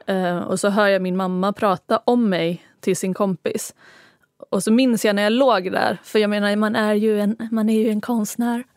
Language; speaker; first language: Swedish; early bilingual, other home language; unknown